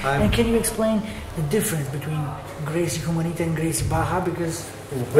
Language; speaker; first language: English; non-native, fluent; Polish